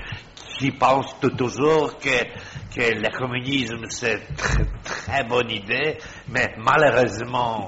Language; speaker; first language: French; non-native, fluent; Polish